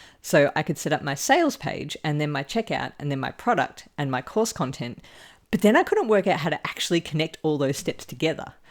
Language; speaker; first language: English; native; English